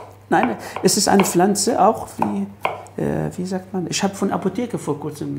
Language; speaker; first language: German; non-native, fluent; Arabic